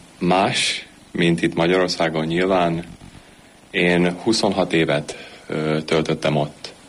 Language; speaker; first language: Hungarian; early bilingual, heritage; Hungarian